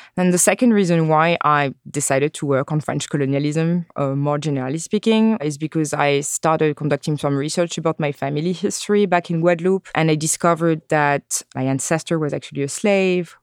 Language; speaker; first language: English; non-native, fluent; French